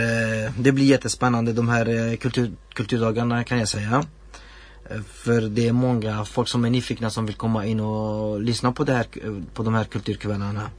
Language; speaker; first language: Swedish; non-native, learner; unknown